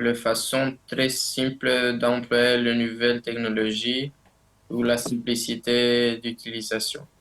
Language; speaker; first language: French; non-native, learner; Romanian